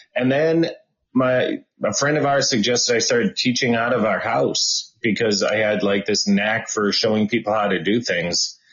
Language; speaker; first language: English; native; English